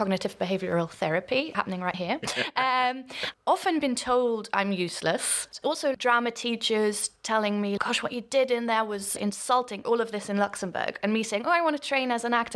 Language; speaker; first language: English; non-native, fluent; Luxembourgish